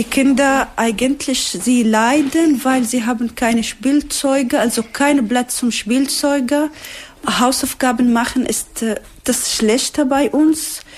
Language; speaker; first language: German; non-native, learner; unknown